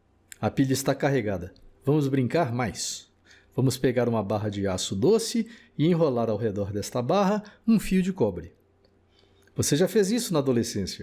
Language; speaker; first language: Portuguese; native; Portuguese